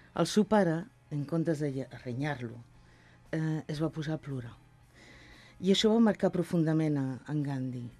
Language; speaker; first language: Catalan; non-native, local second language; Spanish